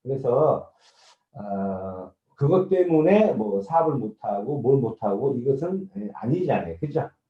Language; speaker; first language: Korean; native; Korean